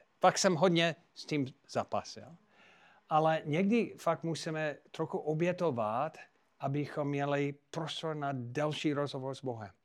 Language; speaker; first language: Czech; non-native, fluent; English